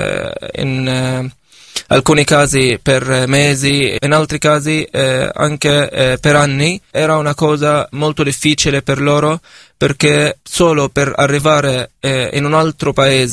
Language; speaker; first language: Italian; non-native, fluent; Arabic